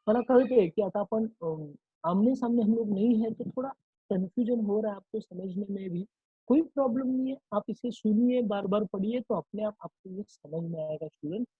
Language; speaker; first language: Hindi; non-native, local second language; Marathi